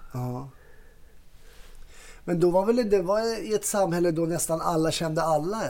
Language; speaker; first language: Swedish; native; Swedish